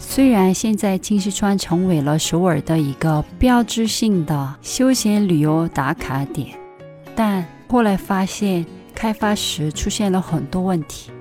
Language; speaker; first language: Chinese; non-native, fluent; Korean